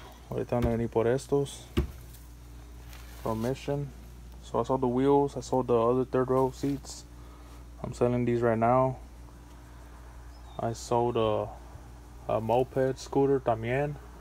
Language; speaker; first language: English; early bilingual, other home language; Spanish